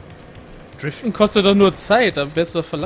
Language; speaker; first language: German; native; German